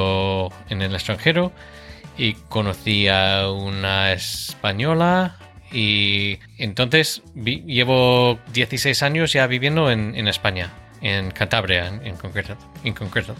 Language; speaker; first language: Spanish; non-native, fluent; English